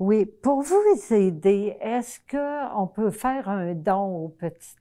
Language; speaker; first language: French; native; French